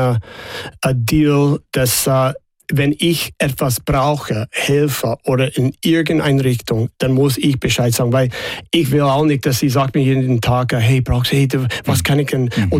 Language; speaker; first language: German; non-native, fluent; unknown